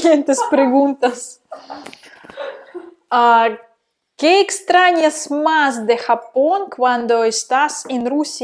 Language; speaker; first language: Spanish; non-native, fluent; Russian